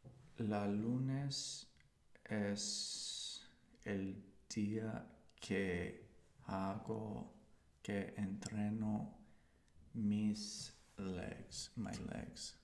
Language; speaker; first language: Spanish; non-native, learner; English